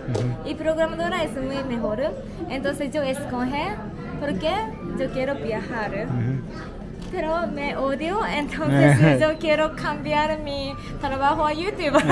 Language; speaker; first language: Spanish; non-native, learner; Japanese